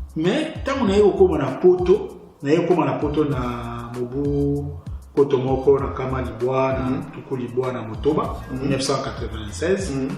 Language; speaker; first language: Lingala; native; Lingala